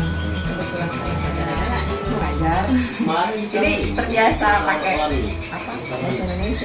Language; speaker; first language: Indonesian; non-native, local second language; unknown